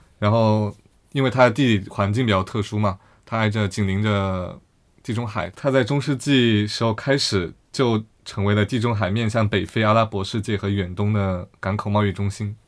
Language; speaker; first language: Chinese; native; Chinese